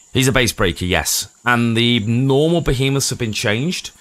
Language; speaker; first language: English; native; English